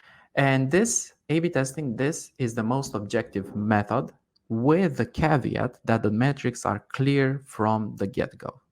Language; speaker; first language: English; non-native, fluent; Romanian